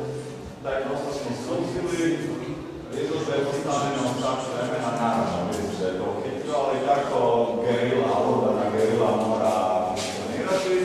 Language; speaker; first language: Croatian; native; Croatian